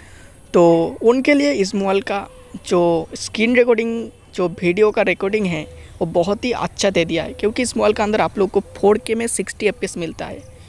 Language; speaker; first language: Hindi; non-native, local second language; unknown